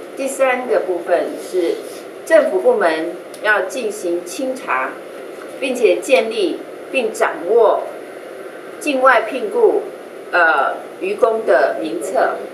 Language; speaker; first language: Chinese; native; Chinese